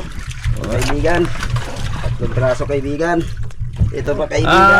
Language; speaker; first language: Filipino; non-native, local second language; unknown